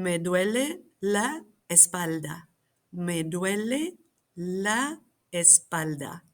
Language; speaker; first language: Spanish; non-native, fluent; English